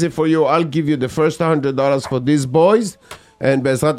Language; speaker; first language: English; non-native, fluent; Hebrew